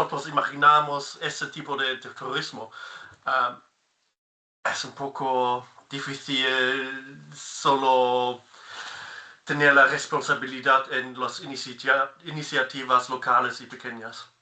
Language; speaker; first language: Spanish; non-native, fluent; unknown